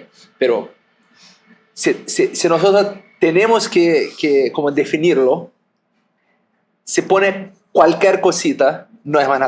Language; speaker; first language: Spanish; non-native, fluent; Portuguese